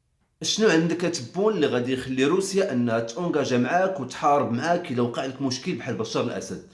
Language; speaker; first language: Arabic; native; Arabic